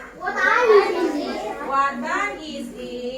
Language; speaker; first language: English; non-native, learner; Indonesian